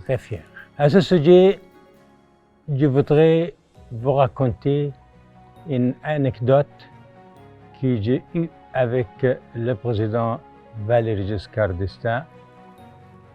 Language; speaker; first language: French; non-native, fluent; Arabic